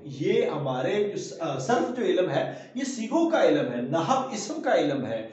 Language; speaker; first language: Urdu; non-native, local second language; Punjabi